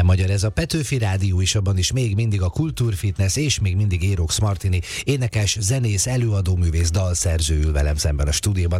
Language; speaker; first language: Hungarian; native; Hungarian